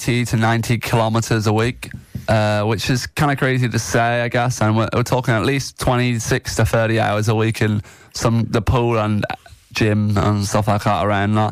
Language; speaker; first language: English; native; English